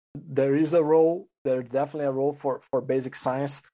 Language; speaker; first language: English; non-native, fluent; Portuguese